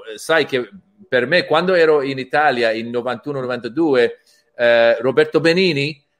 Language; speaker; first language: Italian; non-native, learner; Persian